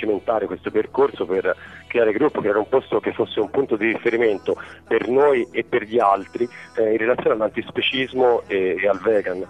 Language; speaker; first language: Italian; native; Italian